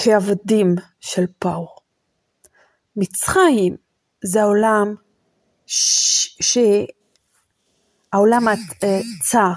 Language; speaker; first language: Hebrew; non-native, fluent; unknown